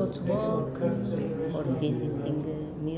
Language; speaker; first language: English; non-native, learner; Portuguese